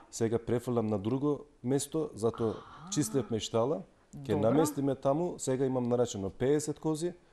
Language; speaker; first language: Macedonian; non-native, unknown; Turkish